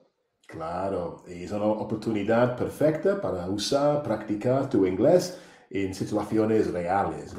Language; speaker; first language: Spanish; non-native, fluent; English